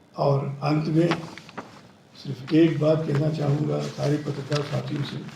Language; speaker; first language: Hindi; non-native, local second language; Telugu